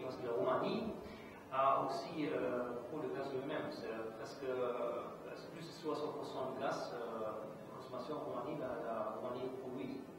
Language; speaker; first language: French; non-native, fluent; German